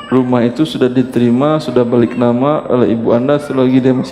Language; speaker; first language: Indonesian; native; Indonesian